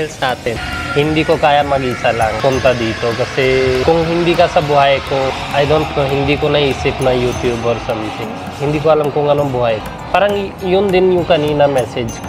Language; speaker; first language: Filipino; non-native, learner; Punjabi